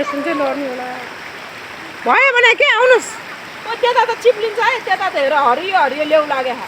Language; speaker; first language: Nepali; native; Nepali